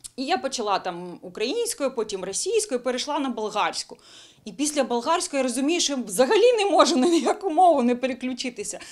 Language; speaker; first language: Ukrainian; non-native, local second language; Bulgarian